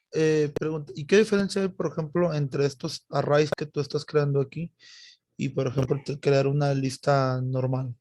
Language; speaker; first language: Spanish; native; Spanish